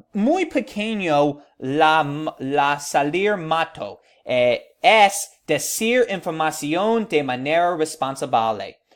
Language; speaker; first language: Spanish; non-native, learner; English